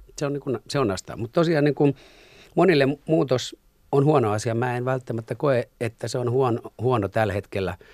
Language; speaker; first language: Finnish; native; Finnish